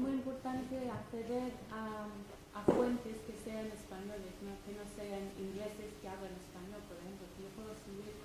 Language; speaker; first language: Spanish; non-native, fluent; English